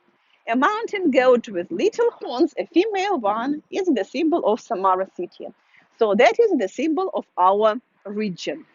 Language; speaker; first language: English; non-native, fluent; Russian